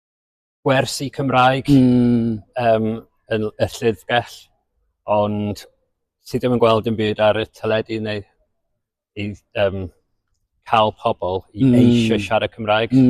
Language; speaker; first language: Welsh; non-native, local second language; English